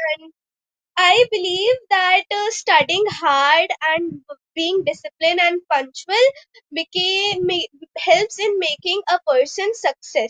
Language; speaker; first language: English; non-native, local second language; Hindi